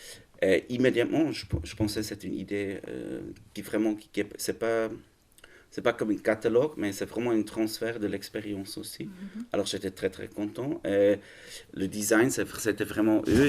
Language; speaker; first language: French; non-native, learner; German